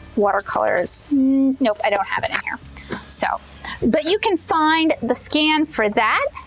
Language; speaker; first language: English; native; English